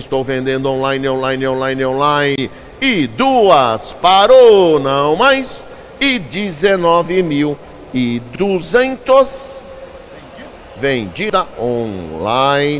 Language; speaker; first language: Portuguese; native; Portuguese